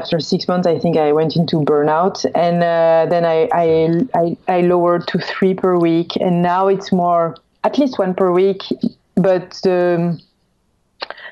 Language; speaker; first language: English; non-native, fluent; French